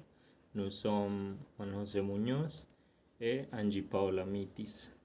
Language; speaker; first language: French; non-native, learner; Spanish